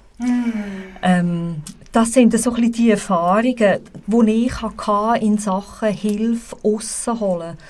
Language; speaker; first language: German; native; German